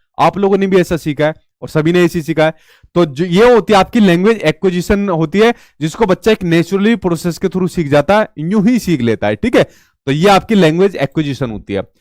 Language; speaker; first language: Hindi; native; Hindi